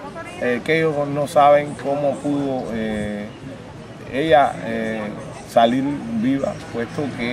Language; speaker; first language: Spanish; native; Spanish